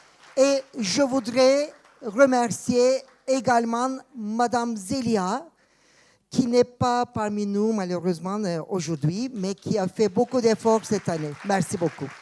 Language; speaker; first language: French; non-native, fluent; Turkish